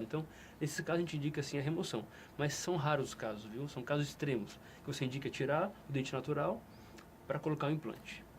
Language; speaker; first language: Portuguese; native; Portuguese